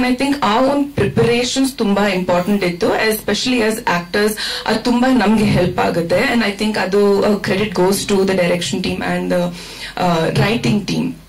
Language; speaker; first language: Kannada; non-native, fluent; Malayalam